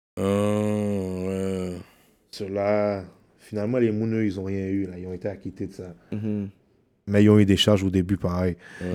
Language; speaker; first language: French; native; French